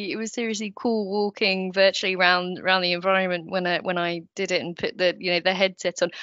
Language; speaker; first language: English; native; English